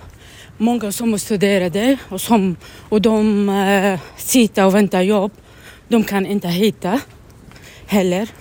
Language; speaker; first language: Swedish; non-native, learner; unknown